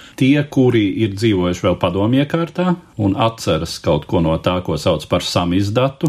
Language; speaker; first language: Latvian; native; Latvian